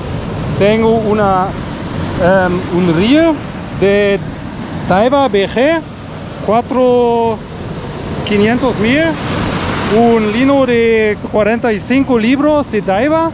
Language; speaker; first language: Spanish; non-native, learner; German